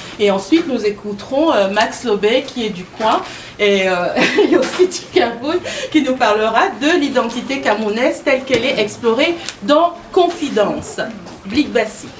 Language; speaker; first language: French; native; French